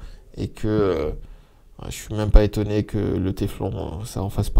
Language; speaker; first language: French; native; French